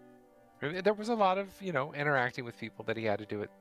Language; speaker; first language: English; native; English